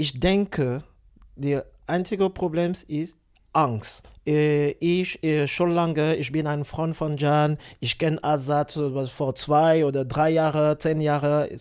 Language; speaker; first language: German; non-native, learner; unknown